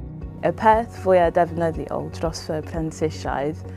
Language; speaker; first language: Welsh; non-native, learner; English